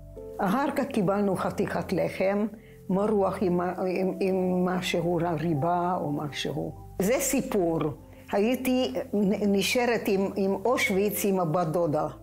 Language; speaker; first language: Hebrew; non-native, fluent; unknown